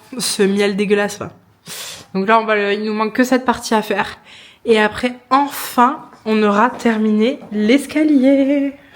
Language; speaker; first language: French; native; French